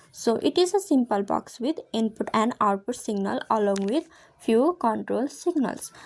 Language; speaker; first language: English; non-native, local second language; Nepali